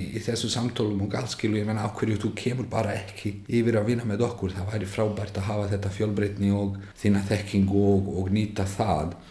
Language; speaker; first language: Icelandic; non-native, fluent; Bosnian